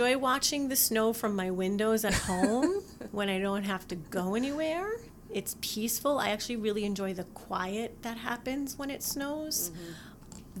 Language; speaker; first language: English; native; English